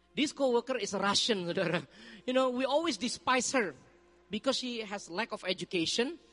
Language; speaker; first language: English; non-native, fluent; Indonesian